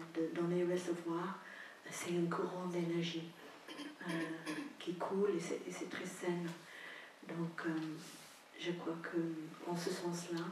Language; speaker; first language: French; non-native, fluent; English